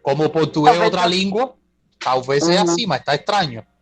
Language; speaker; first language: Portuguese; non-native, learner; Spanish